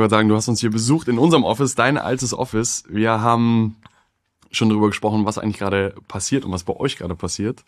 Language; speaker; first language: German; native; German